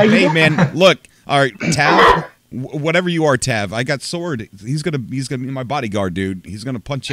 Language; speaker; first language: English; native; English